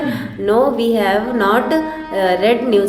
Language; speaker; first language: English; non-native, learner; Hindi